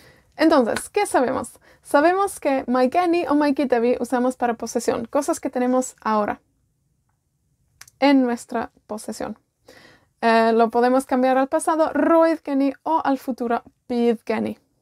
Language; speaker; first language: Spanish; non-native, fluent; Welsh